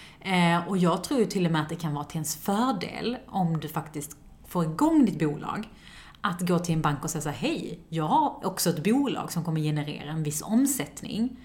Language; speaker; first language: Swedish; early bilingual, other home language; Persian